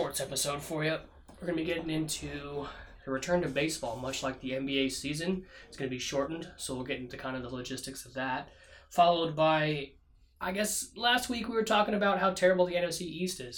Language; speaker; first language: English; native; English